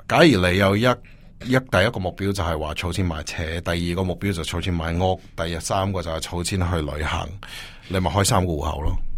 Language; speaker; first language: Cantonese; early bilingual, heritage; Cantonese